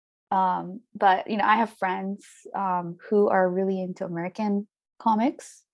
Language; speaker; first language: English; non-native, fluent; Japanese